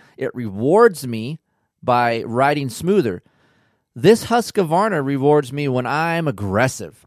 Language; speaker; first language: English; native; English